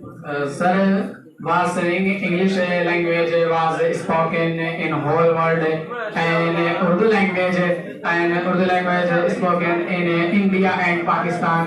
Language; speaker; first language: English; non-native, learner; Urdu